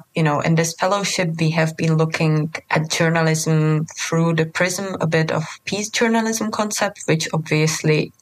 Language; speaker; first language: English; non-native, fluent; Czech